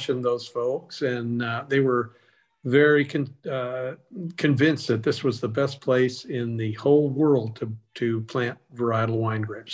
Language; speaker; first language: English; native; English